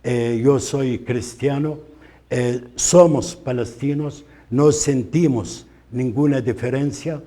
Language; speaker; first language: Spanish; non-native, fluent; Arabic